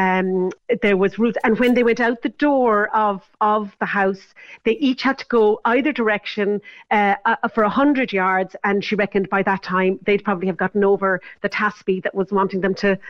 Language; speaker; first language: English; native; English